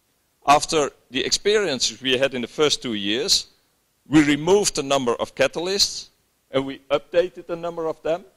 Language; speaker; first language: English; non-native, fluent; Dutch